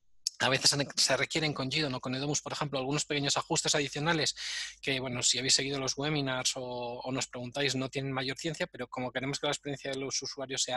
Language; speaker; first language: Spanish; native; Spanish